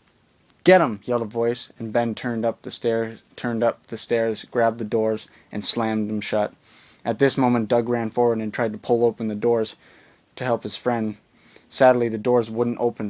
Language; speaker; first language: English; native; English